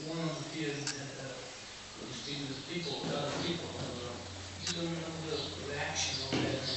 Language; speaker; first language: English; non-native, fluent; Romanian